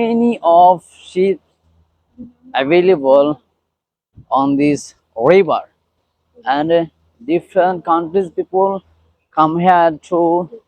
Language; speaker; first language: English; non-native, learner; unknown